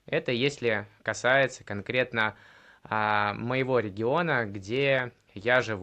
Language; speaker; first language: Russian; native; Russian